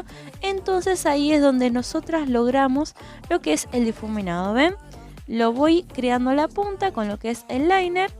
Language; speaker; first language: Spanish; native; Spanish